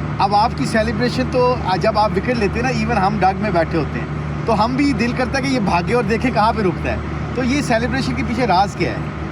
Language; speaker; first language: Urdu; non-native, local second language; Punjabi